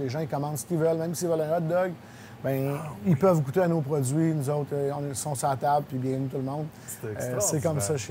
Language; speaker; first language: French; native; French